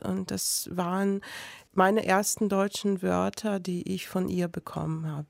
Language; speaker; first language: German; non-native, fluent; Belarusian